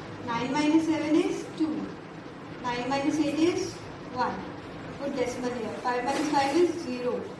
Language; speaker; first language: English; non-native, local second language; Hindi